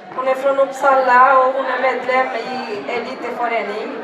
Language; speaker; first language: Swedish; non-native, learner; Swahili